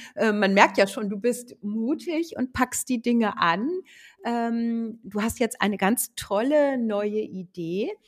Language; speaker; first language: German; native; German